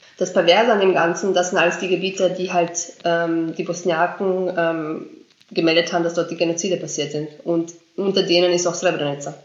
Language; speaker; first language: German; early bilingual, other home language; Bosnian